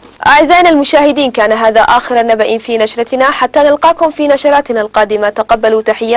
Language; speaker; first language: Arabic; non-native, local second language; Somali